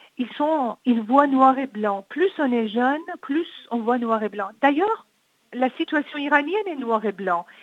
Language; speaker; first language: French; non-native, fluent; Persian